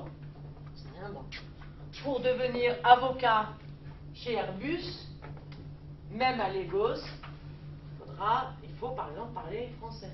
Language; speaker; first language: French; native; French